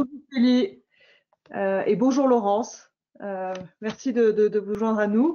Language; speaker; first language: French; native; French